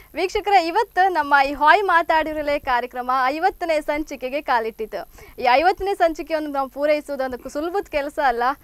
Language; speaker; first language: Kannada; native; Kannada